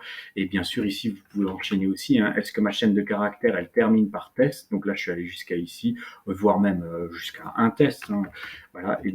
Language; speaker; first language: French; native; French